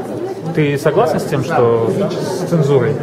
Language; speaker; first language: Russian; native; Russian